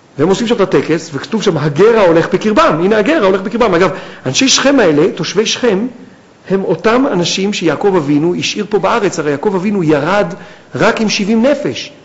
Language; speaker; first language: Hebrew; native; Hebrew